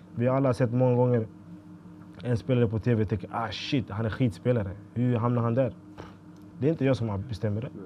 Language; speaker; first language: Swedish; early bilingual, other home language; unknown